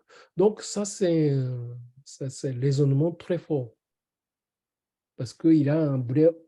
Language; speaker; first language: French; non-native, learner; Japanese